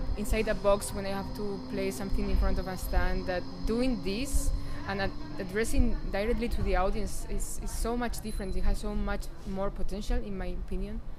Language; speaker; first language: English; non-native, fluent; Spanish